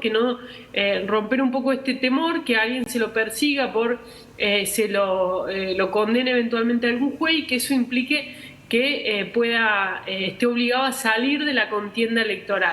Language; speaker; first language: Spanish; native; Spanish